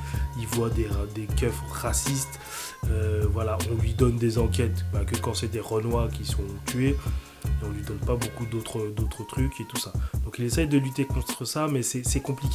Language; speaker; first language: French; native; French